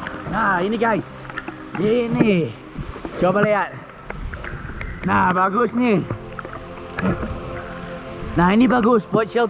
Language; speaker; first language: Indonesian; non-native, fluent; English